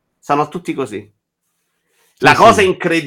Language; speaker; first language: Italian; native; Italian